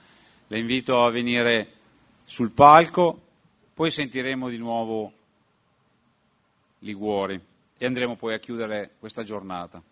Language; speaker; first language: Italian; native; Italian